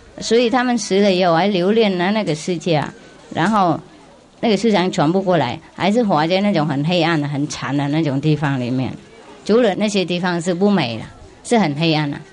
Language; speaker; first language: Chinese; non-native, fluent; Vietnamese